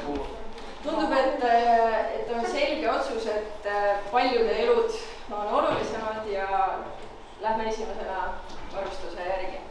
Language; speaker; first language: Estonian; native; Estonian